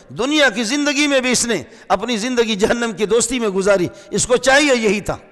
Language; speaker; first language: Urdu; non-native, local second language; Brahui